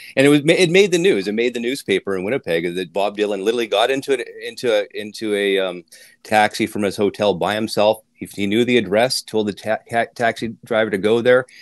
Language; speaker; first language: English; native; English